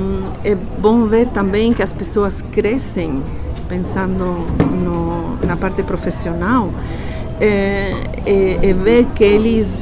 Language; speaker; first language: Portuguese; non-native, fluent; Spanish